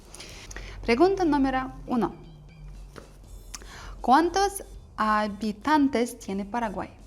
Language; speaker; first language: Spanish; non-native, learner; Russian